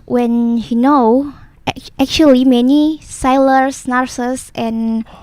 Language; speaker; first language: English; non-native, learner; Indonesian